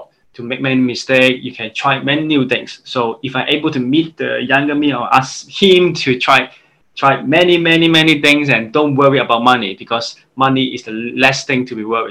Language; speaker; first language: English; non-native, local second language; Cantonese